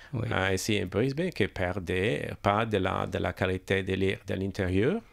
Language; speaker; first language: French; non-native, learner; English